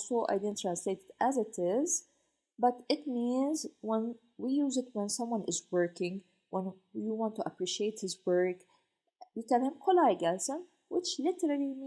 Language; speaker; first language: English; non-native, fluent; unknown